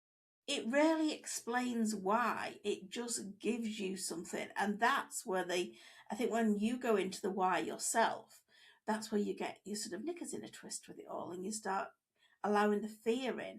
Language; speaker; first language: English; native; English